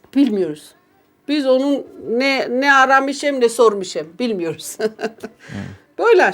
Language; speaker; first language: Turkish; non-native, learner; Armenian